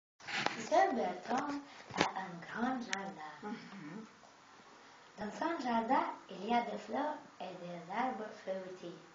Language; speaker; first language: French; non-native, learner; Russian